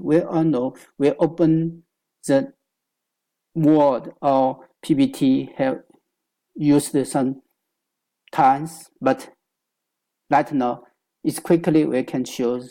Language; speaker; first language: English; non-native, learner; Chinese